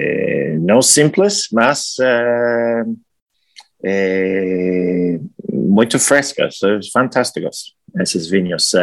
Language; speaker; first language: Portuguese; non-native, learner; English